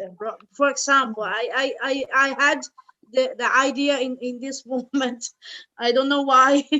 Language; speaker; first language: English; non-native, fluent; Italian